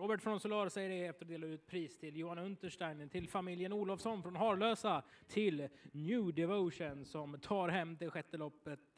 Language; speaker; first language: Swedish; native; Swedish